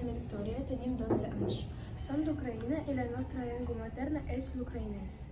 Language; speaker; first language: Catalan; non-native, learner; Ukrainian